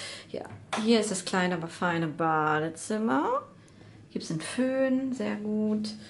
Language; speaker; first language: German; native; German